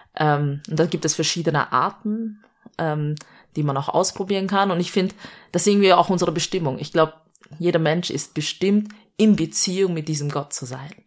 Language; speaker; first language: German; early bilingual, other home language; Malayalam